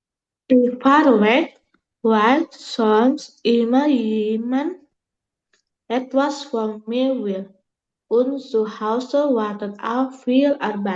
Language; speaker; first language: German; non-native, learner; Indonesian